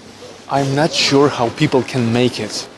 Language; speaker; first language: English; non-native, fluent; Russian